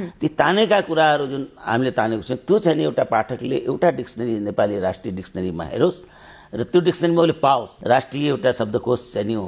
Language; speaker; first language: Nepali; native; Nepali